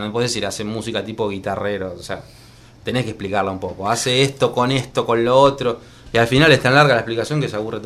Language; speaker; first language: Spanish; native; Spanish